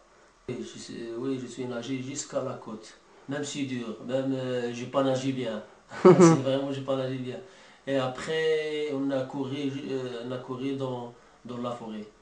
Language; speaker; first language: French; non-native, learner; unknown